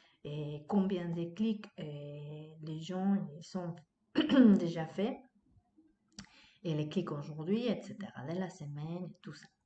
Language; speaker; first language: French; non-native, fluent; Spanish